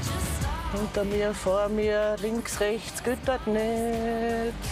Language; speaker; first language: German; native; German